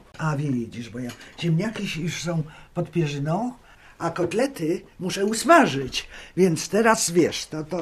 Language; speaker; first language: Polish; native; Polish